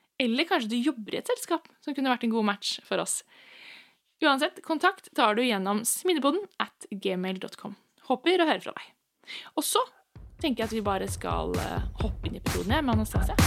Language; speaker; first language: Norwegian; native; Norwegian